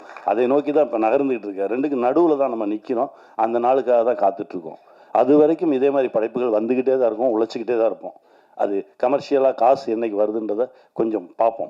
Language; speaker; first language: Tamil; native; Tamil